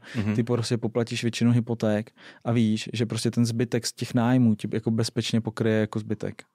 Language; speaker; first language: Czech; non-native, local second language; Russian